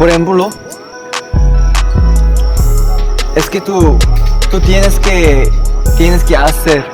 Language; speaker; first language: Spanish; non-native, learner; Korean